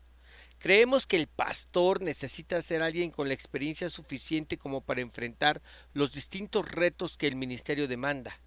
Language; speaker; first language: Spanish; native; Spanish